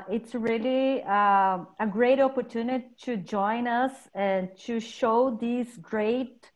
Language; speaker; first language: English; non-native, fluent; Portuguese